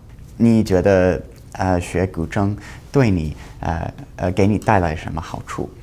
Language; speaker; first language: Chinese; non-native, fluent; English